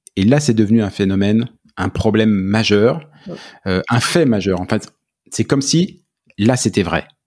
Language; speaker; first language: French; native; French